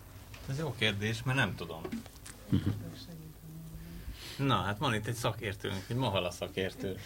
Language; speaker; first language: Hungarian; native; Hungarian